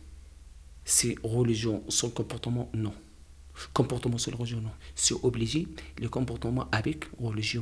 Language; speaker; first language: French; non-native, learner; Arabic